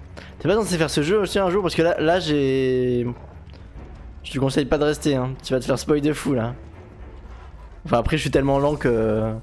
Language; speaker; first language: French; native; French